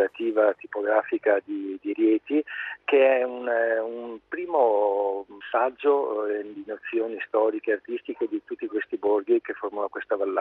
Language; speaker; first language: Italian; native; Italian